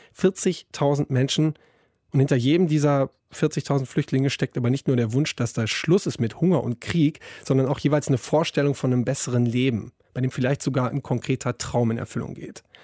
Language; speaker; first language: German; native; German